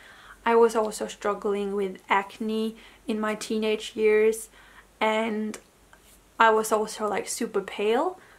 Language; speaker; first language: English; non-native, fluent; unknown